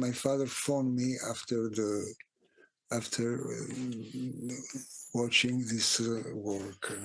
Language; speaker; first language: English; non-native, fluent; Italian